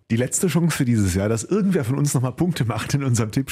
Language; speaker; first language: German; native; German